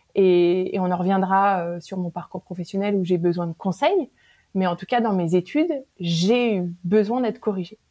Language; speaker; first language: French; native; French